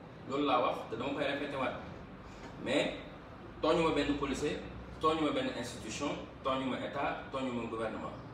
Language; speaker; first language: French; non-native, local second language; Wolof